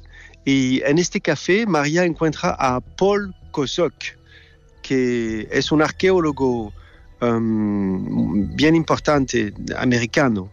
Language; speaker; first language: Spanish; non-native, learner; French